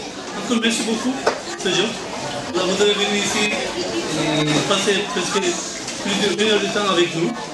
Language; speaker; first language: French; non-native, learner; Turkish